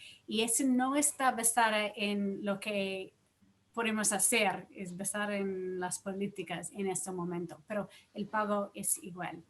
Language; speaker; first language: Spanish; non-native, fluent; English